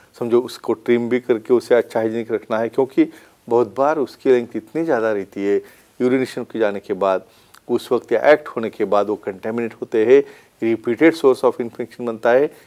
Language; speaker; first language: Hindi; non-native, local second language; Marathi